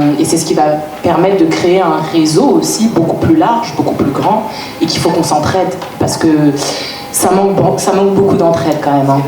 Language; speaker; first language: French; native; French